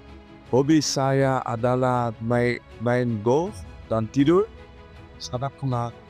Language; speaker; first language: Indonesian; non-native, learner; Dutch